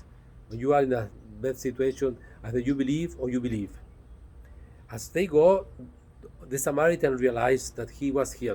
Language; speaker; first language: English; non-native, fluent; Spanish